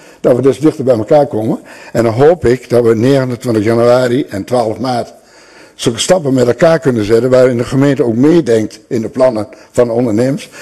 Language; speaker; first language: Dutch; native; Dutch